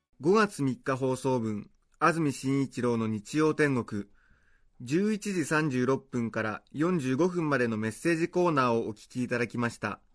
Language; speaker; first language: Japanese; native; Japanese